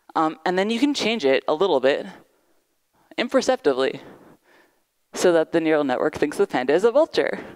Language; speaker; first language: English; native; English